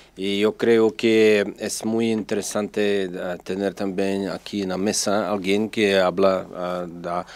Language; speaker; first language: Spanish; non-native, fluent; Czech